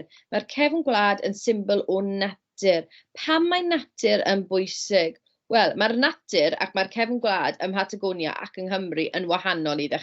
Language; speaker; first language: Welsh; non-native, fluent; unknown